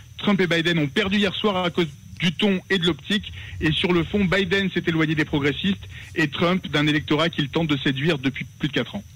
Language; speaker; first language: French; native; French